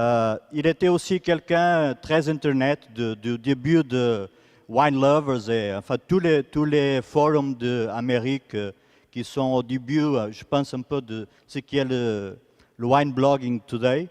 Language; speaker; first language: French; non-native, fluent; Portuguese